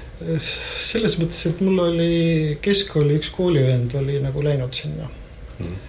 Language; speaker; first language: Estonian; native; Estonian